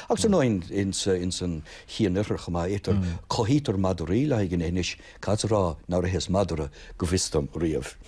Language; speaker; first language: Irish; non-native, local second language; English